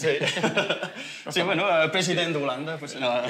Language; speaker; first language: Catalan; non-native, fluent; Dutch